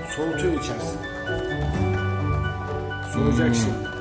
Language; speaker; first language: Turkish; native; Turkish